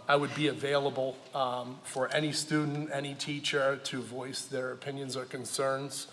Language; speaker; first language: English; native; English